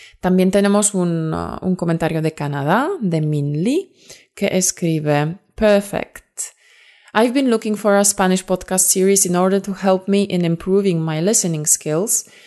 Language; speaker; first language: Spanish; non-native, fluent; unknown